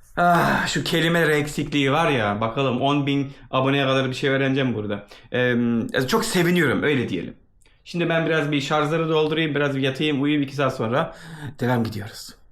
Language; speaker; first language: Turkish; early bilingual, heritage; Turkish